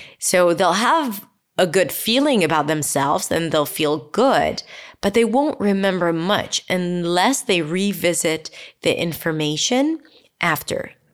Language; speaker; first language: English; non-native, fluent; Hebrew